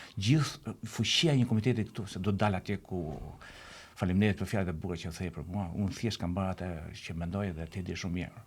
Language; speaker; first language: Albanian; native; Albanian